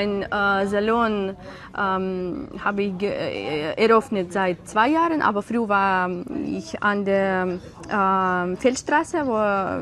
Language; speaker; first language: German; non-native, learner; Ukrainian